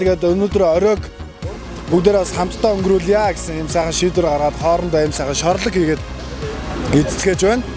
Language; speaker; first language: Mongolian; native; Mongolian